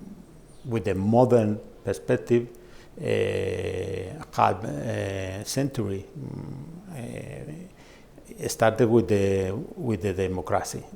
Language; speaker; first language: English; non-native, fluent; Spanish